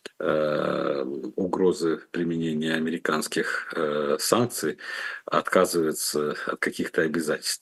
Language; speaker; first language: Russian; native; Russian